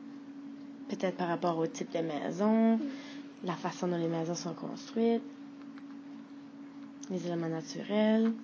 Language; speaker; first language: French; native; French